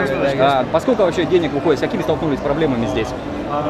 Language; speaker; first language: Russian; native; Russian